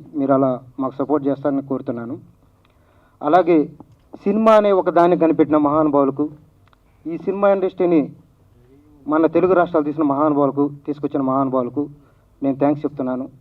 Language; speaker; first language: Telugu; native; Telugu